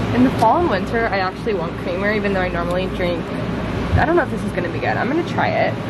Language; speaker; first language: English; native; English